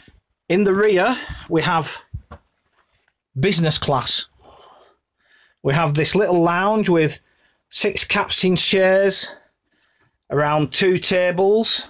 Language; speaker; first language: English; native; English